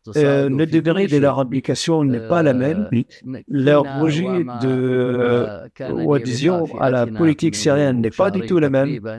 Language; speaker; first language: French; non-native, fluent; Arabic